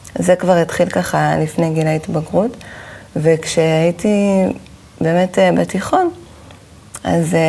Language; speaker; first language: Hebrew; native; Hebrew